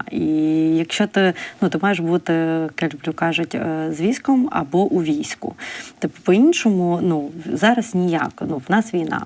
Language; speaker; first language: Ukrainian; non-native, local second language; Russian